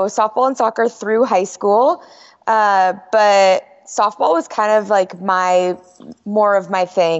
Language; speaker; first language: English; native; English